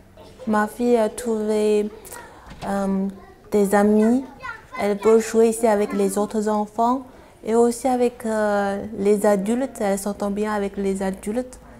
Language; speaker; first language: French; non-native, learner; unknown